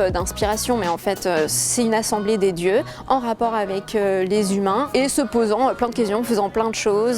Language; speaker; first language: French; native; French